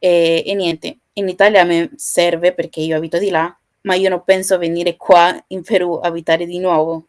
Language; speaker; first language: Italian; non-native, learner; Spanish